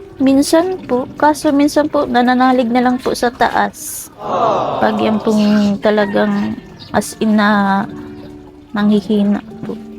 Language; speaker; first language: Filipino; non-native, local second language; Cebuano